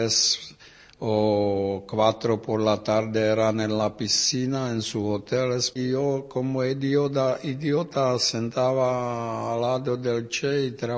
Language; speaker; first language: Spanish; non-native, learner; Czech